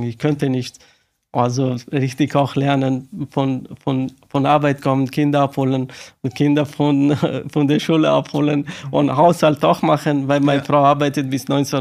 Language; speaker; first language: German; non-native, learner; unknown